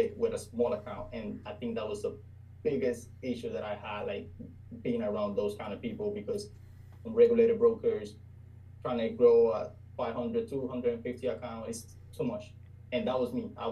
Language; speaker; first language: English; non-native, fluent; Spanish